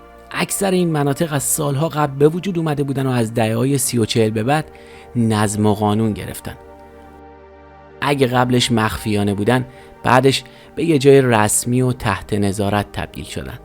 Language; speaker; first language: Persian; native; Persian